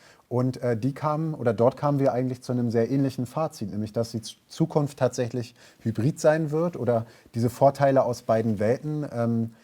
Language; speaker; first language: German; native; German